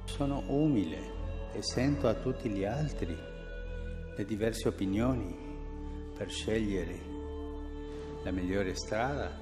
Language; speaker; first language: Italian; non-native, fluent; Spanish